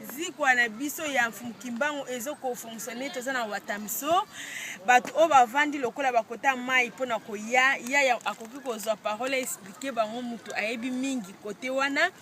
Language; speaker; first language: Lingala; non-native, local second language; Kongo